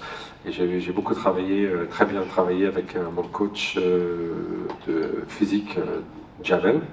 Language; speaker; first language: French; non-native, learner; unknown